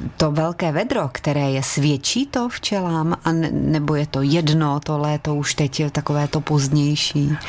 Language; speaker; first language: Czech; native; Czech